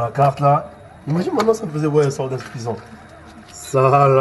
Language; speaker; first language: French; native; French